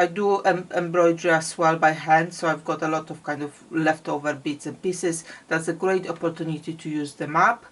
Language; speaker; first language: English; non-native, fluent; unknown